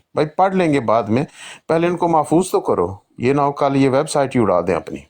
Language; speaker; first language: Urdu; non-native, local second language; Punjabi